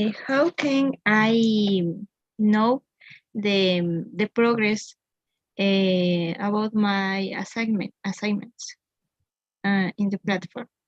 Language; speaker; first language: English; non-native, learner; Spanish